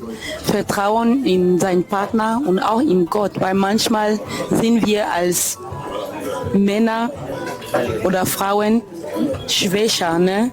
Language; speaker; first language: German; non-native, fluent; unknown